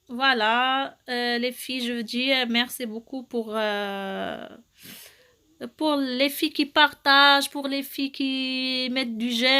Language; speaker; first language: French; non-native, local second language; Arabic